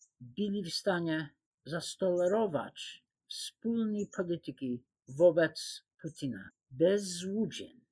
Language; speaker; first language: Polish; non-native, fluent; English